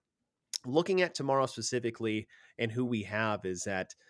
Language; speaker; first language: English; native; English